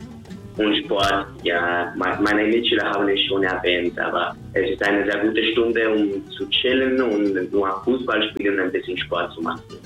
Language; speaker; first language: German; non-native, fluent; Spanish